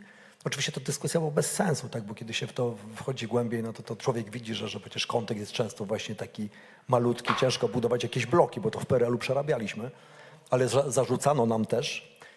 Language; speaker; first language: Polish; native; Polish